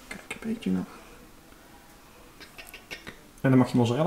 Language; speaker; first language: Dutch; native; Dutch